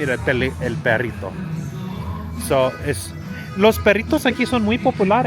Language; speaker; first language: Spanish; non-native, learner; English